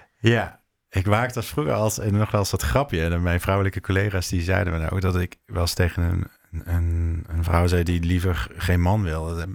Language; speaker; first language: Dutch; native; Dutch